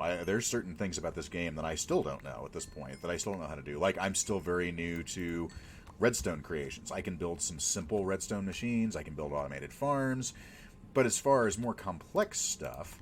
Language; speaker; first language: English; native; English